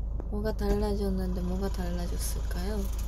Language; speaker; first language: Korean; non-native, fluent; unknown